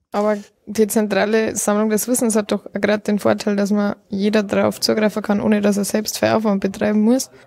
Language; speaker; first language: German; native; German